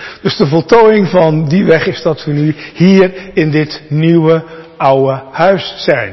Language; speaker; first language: Dutch; native; Dutch